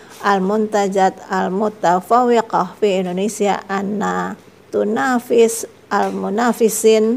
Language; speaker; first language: Arabic; non-native, fluent; Indonesian